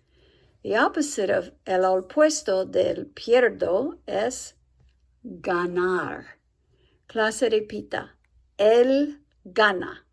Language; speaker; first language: Spanish; non-native, fluent; English